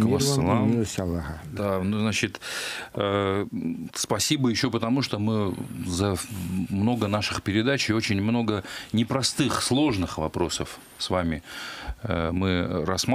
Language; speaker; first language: Russian; native; Russian